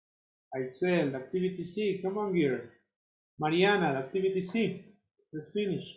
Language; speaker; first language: English; non-native, fluent; Spanish